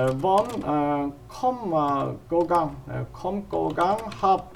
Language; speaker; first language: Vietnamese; non-native, learner; Korean